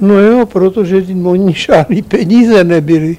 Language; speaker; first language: Czech; early bilingual, heritage; Czech